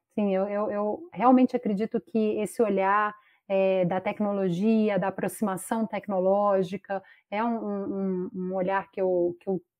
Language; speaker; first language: Portuguese; native; Portuguese